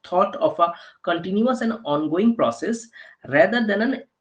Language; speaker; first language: English; non-native, local second language; Bangla